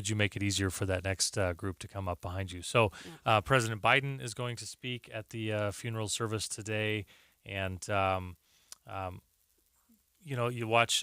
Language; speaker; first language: English; native; English